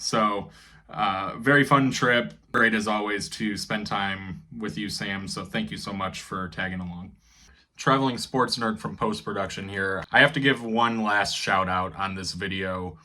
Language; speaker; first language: English; native; English